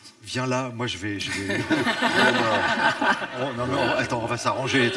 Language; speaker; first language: French; native; French